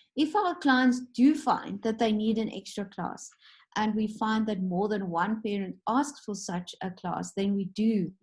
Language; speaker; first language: English; non-native, local second language; Afrikaans